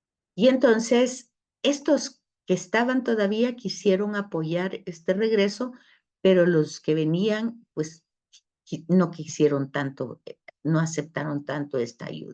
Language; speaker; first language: Spanish; native; Spanish